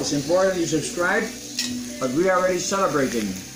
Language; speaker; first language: English; non-native, fluent; Dutch